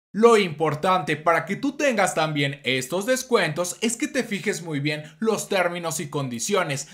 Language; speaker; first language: Spanish; native; Spanish